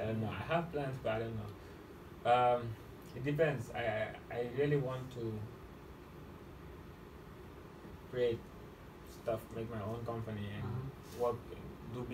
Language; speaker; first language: English; non-native, fluent; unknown